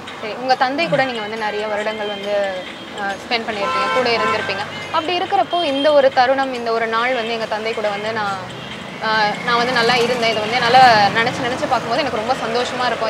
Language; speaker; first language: Tamil; native; Tamil